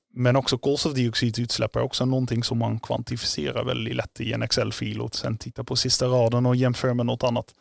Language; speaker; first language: Swedish; non-native, fluent; Dutch